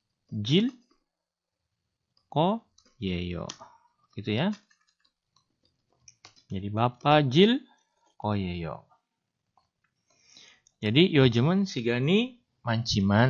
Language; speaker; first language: Korean; non-native, fluent; Indonesian